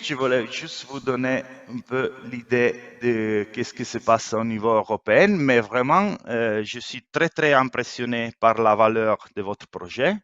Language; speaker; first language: French; non-native, fluent; Italian